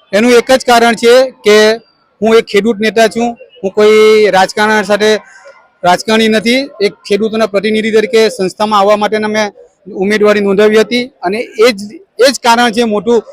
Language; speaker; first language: Gujarati; native; Gujarati